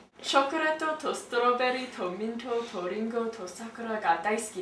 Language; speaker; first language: Japanese; non-native, learner; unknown